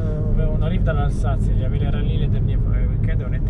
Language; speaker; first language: French; non-native, fluent; Italian